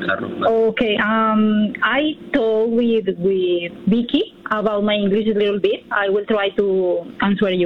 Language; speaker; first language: English; non-native, learner; Spanish